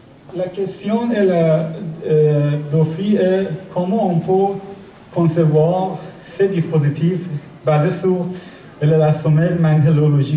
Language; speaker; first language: French; non-native, learner; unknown